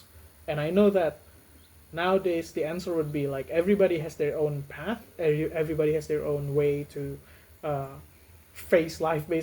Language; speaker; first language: English; non-native, fluent; Indonesian